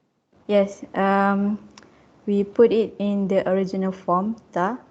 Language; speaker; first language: English; non-native, local second language; Malay